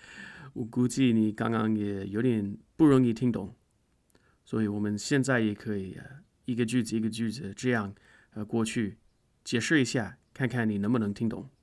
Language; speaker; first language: Chinese; non-native, fluent; English